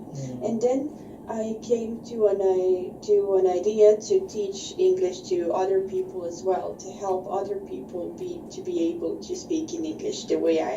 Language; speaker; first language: English; non-native, fluent; Bosnian